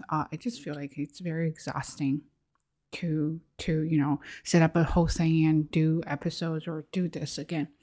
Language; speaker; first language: English; non-native, fluent; Chinese